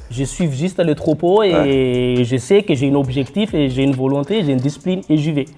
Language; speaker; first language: French; non-native, local second language; Malagasy